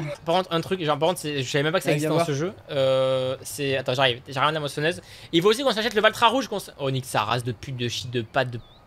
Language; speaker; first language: French; native; French